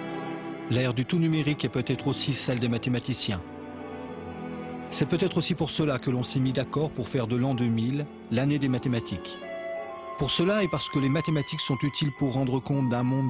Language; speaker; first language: French; native; French